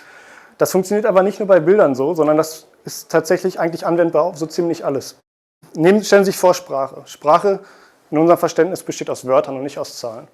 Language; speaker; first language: German; native; German